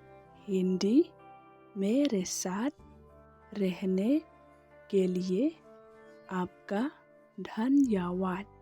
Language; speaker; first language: Hindi; non-native, local second language; Khasi